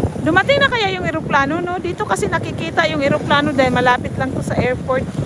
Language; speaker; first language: Filipino; non-native, local second language; Cebuano